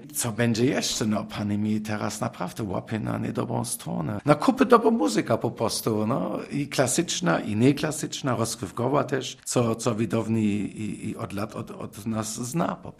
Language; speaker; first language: Polish; non-native, fluent; German